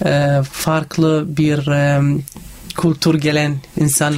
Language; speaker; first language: Turkish; non-native, learner; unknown